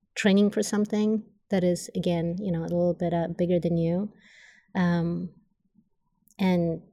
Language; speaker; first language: English; non-native, fluent; Polish